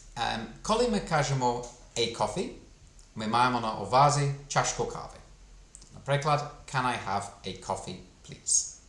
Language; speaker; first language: Ukrainian; non-native, fluent; English